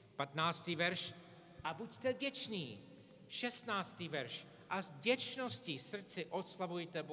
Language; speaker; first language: Czech; non-native, fluent; English